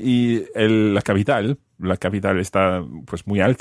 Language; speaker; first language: Spanish; non-native, fluent; English